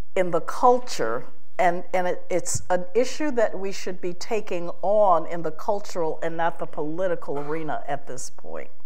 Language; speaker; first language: English; native; English